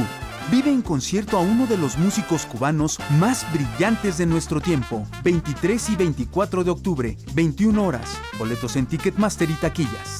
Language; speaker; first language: Spanish; native; Spanish